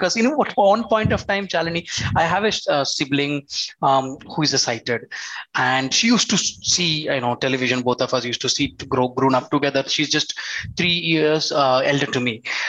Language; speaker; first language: English; non-native, local second language; Telugu